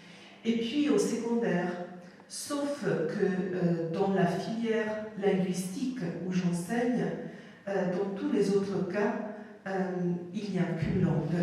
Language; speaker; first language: French; non-native, fluent; Italian